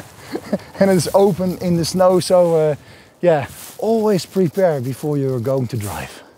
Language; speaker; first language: English; non-native, fluent; Dutch